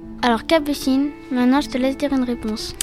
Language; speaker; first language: French; native; French